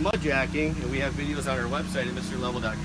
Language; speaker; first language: English; native; English